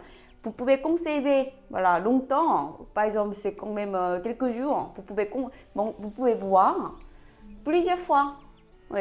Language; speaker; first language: French; non-native, learner; Korean